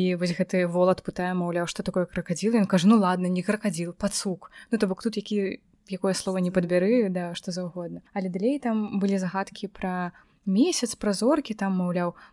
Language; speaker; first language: Belarusian; non-native, local second language; Russian